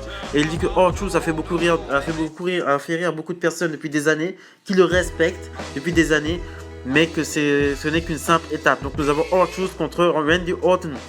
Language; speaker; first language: French; native; French